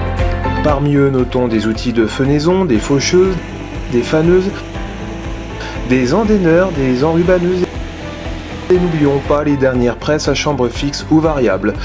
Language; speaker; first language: French; native; French